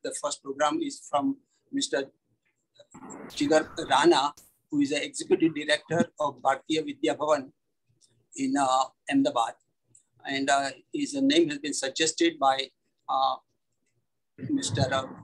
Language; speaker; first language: English; non-native, local second language; Gujarati